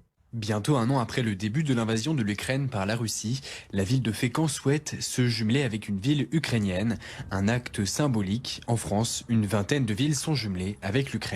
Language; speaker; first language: French; native; French